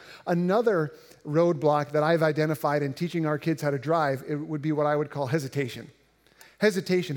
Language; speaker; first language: English; native; English